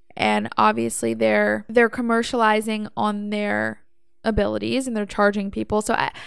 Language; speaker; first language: English; native; English